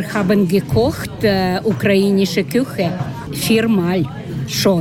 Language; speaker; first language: German; non-native, learner; Ukrainian